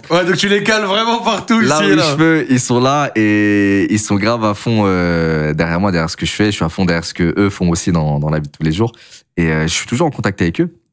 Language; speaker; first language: French; native; French